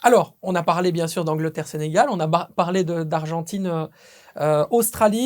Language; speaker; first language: French; native; French